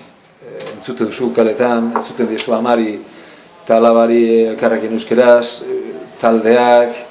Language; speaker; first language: Basque; non-native, local second language; Spanish